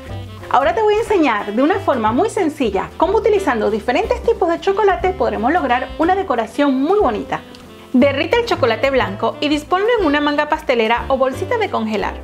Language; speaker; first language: Spanish; native; Spanish